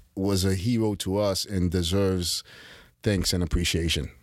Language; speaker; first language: English; early bilingual, other home language; Haitian Creole